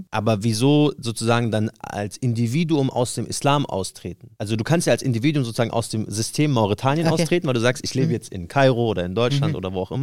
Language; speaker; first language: German; native; German